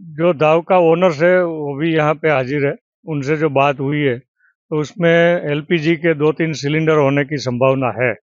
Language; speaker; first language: Hindi; non-native, local second language; Gujarati